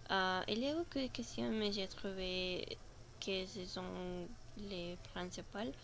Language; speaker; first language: French; non-native, learner; Spanish